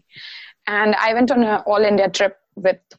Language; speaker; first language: English; non-native, local second language; Maithili